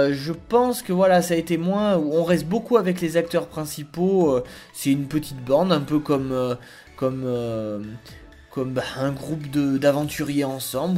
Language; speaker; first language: French; native; French